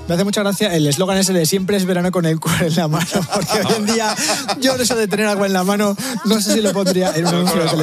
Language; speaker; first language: Spanish; native; Spanish